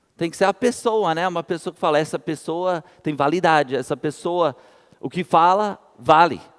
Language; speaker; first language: Portuguese; non-native, fluent; English